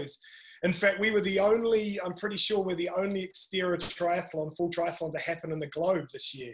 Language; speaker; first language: English; native; English